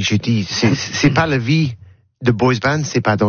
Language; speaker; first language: French; non-native, learner; English